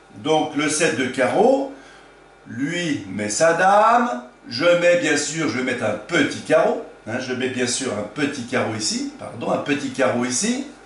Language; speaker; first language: French; native; French